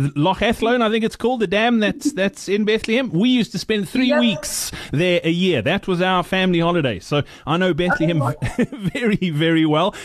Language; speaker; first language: English; native; English